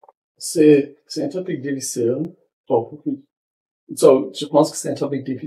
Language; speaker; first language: French; non-native, local second language; English